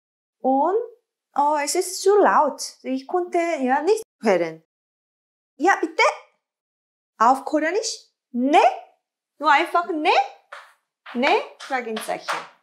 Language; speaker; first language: German; non-native, learner; Korean